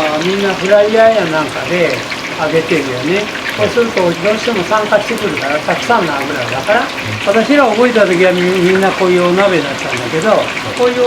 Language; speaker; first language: Japanese; native; Japanese